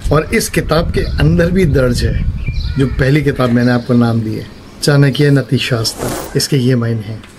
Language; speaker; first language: Urdu; native; Urdu